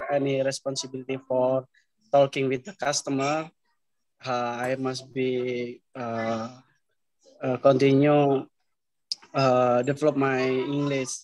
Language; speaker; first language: English; non-native, learner; Indonesian